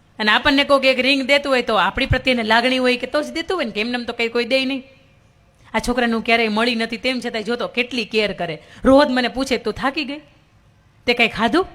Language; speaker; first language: Gujarati; native; Gujarati